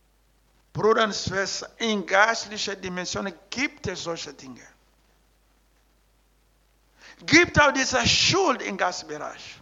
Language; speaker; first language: German; non-native, learner; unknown